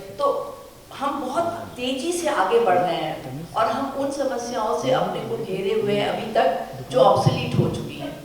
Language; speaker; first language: Hindi; native; Hindi